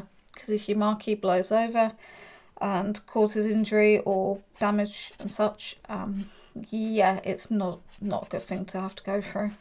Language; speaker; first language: English; native; English